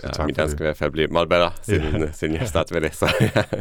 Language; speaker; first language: Danish; non-native, fluent; Luxembourgish